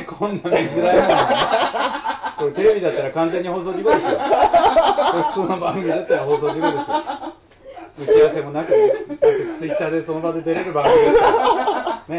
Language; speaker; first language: Japanese; native; Japanese